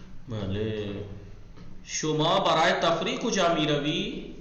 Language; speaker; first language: Persian; non-native, fluent; Urdu